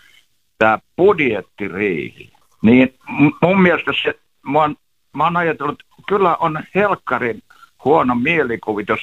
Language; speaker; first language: Finnish; native; Finnish